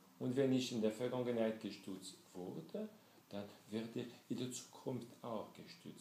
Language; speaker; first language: German; non-native, fluent; French